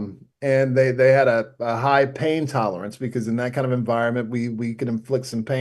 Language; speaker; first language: English; native; English